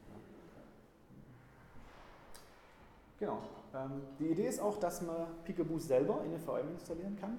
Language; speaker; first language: German; native; German